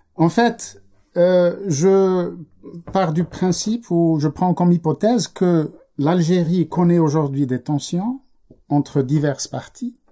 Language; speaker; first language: French; non-native, local second language; Arabic